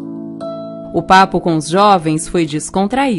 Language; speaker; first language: Portuguese; native; Portuguese